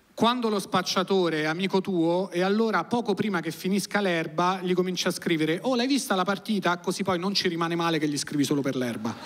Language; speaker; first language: Italian; native; Italian